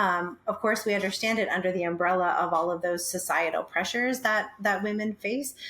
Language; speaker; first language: English; native; English